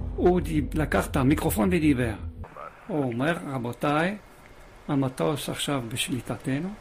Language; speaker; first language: Hebrew; non-native, fluent; French